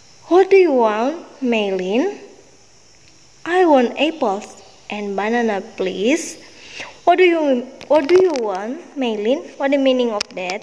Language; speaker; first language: English; non-native, learner; Indonesian